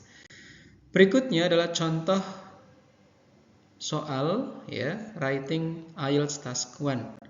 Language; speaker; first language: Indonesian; native; Indonesian